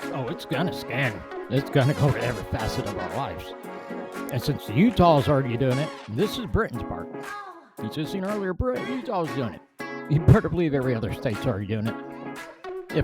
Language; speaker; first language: English; native; English